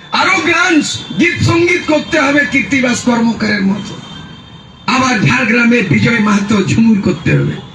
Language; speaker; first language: Bangla; non-native, local second language; Santali